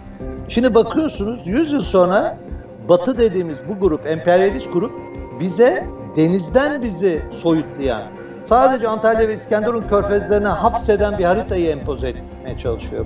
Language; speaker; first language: Turkish; native; Turkish